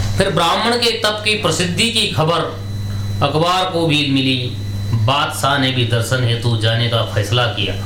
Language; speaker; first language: Hindi; early bilingual, heritage; Hindi